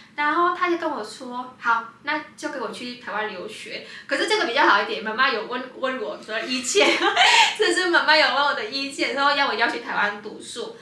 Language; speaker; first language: Chinese; non-native, fluent; Vietnamese